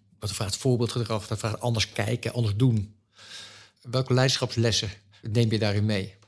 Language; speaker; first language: Dutch; native; Dutch